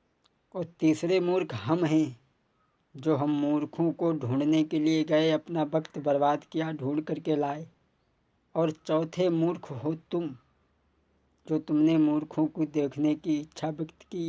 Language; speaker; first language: Hindi; native; Hindi